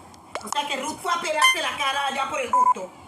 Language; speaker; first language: Spanish; native; Spanish